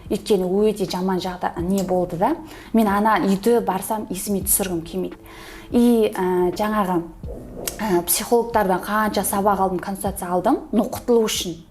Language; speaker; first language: Kazakh; early bilingual, heritage; Kazakh